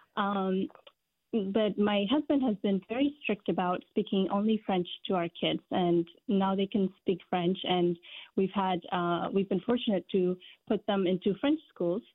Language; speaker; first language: English; non-native, fluent; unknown